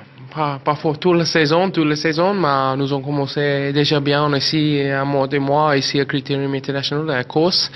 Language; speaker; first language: French; non-native, learner; English